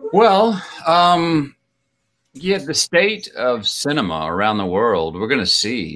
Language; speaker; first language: English; native; English